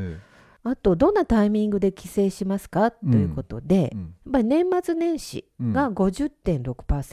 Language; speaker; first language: Japanese; native; Japanese